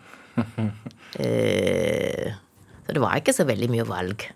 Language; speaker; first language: Norwegian; non-native, fluent; Malay